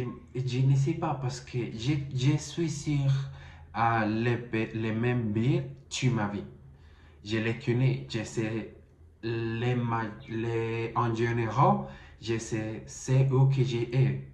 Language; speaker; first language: French; non-native, learner; Spanish